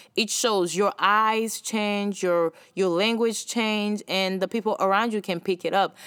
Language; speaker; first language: English; early bilingual, other home language; Haitian Creole